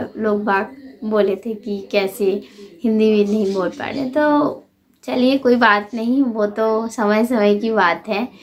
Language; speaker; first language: Hindi; non-native, fluent; Bangla